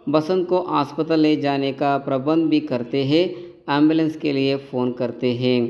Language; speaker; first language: Hindi; non-native, local second language; Kannada